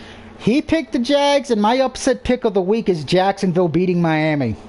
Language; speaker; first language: English; native; English